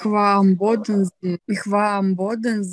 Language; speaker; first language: German; non-native, learner; Russian